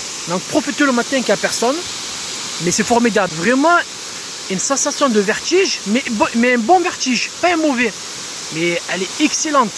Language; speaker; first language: French; native; French